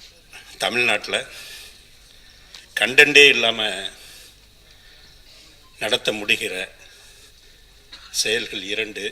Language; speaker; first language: Tamil; native; Tamil